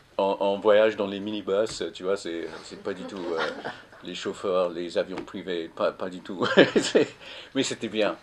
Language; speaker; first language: French; non-native, fluent; English